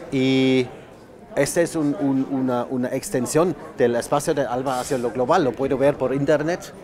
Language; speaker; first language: Spanish; non-native, fluent; German